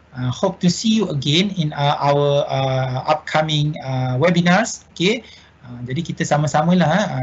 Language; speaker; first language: English; non-native, local second language; Malay